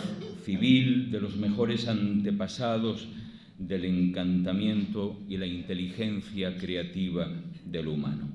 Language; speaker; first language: Spanish; native; Spanish